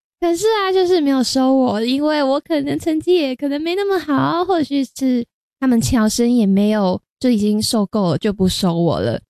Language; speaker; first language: Chinese; non-native, local second language; Cantonese